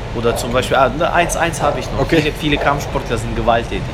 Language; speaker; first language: German; early bilingual, other home language; Russian